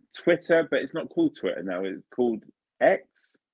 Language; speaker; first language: English; early bilingual, other home language; Italian